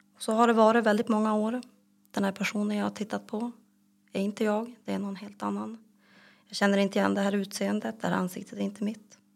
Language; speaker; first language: Swedish; native; Swedish